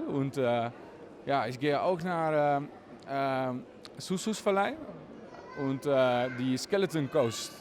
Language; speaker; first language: German; non-native, learner; Dutch